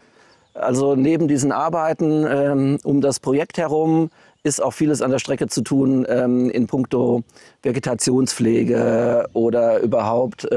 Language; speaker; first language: German; native; German